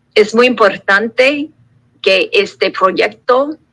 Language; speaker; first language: Spanish; non-native, learner; English